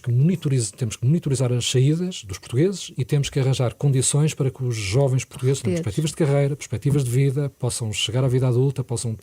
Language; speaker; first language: Portuguese; native; Portuguese